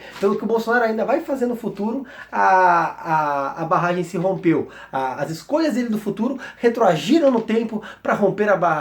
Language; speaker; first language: Portuguese; native; Portuguese